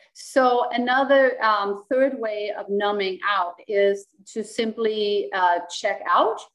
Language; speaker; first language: English; non-native, fluent; Danish